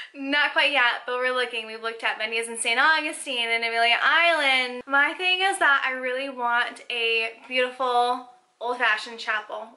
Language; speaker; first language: English; native; English